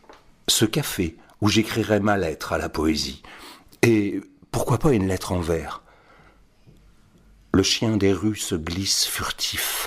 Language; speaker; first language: French; native; French